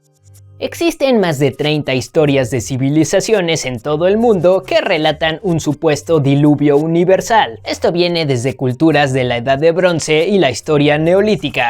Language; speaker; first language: Spanish; native; Spanish